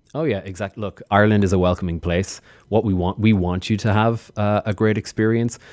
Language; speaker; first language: English; native; English